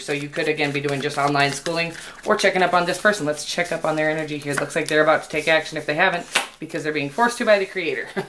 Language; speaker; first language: English; native; English